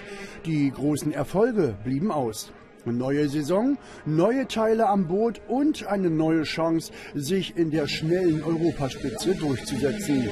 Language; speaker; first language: German; native; German